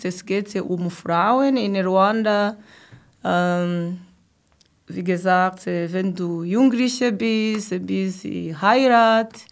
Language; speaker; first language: German; non-native, learner; Kinyarwanda